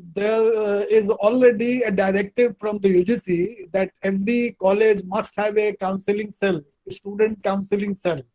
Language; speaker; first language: English; non-native, local second language; Hindi